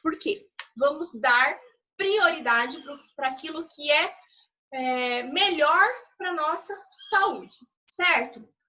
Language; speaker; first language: Portuguese; native; Portuguese